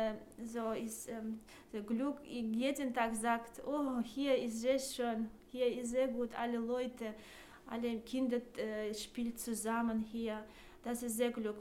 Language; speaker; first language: German; non-native, learner; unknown